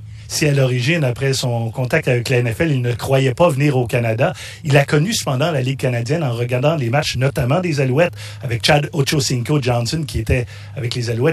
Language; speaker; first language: French; native; French